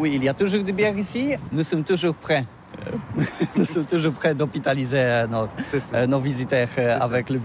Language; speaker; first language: French; non-native, learner; Polish